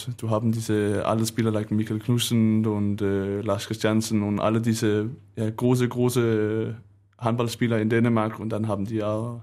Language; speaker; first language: German; non-native, learner; Danish